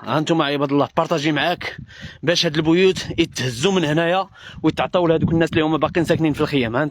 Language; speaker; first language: Arabic; native; Arabic